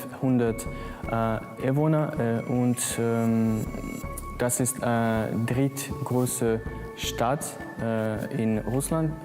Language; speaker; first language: German; non-native, learner; Russian